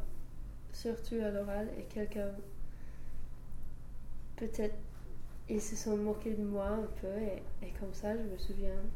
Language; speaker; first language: French; non-native, fluent; English